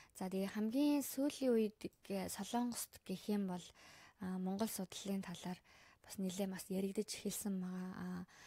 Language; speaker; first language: Mongolian; native; Mongolian